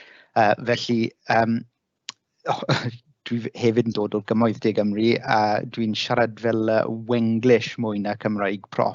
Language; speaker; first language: Welsh; non-native, learner; English